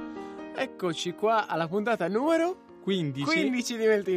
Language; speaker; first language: Italian; native; Italian